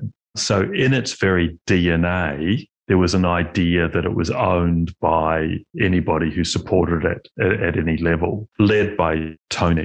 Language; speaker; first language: English; native; English